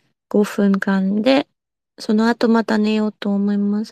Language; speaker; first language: Japanese; non-native, fluent; German